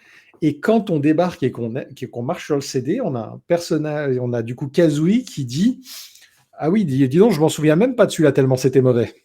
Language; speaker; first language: French; native; French